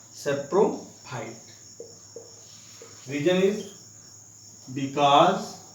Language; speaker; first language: English; non-native, local second language; Hindi